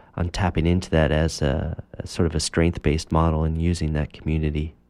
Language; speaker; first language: English; native; English